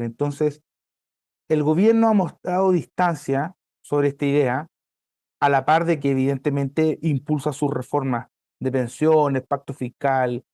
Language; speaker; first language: Spanish; native; Spanish